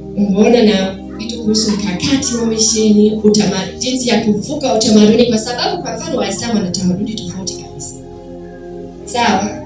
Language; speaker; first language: Swahili; non-native, fluent; German